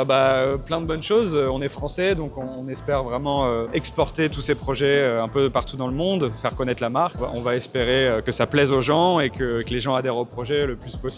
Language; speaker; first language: French; native; French